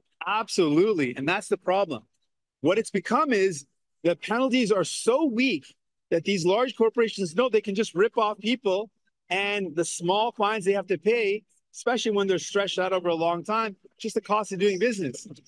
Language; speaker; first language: English; native; English